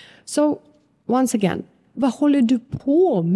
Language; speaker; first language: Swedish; non-native, fluent; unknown